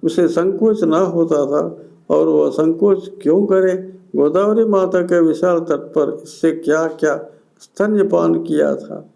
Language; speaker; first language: Hindi; non-native, local second language; Telugu